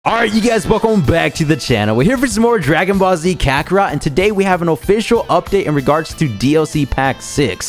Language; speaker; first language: English; native; English